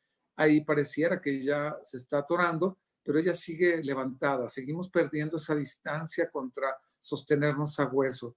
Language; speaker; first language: Spanish; native; Spanish